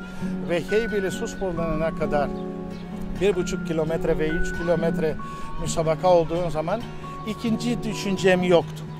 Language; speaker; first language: Turkish; non-native, local second language; Greek